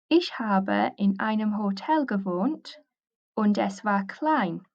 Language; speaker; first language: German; non-native, fluent; English